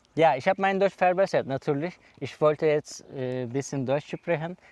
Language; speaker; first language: German; non-native, learner; Turkish